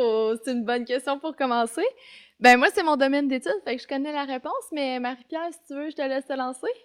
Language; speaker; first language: French; native; French